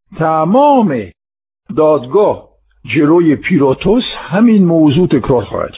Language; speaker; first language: Persian; non-native, fluent; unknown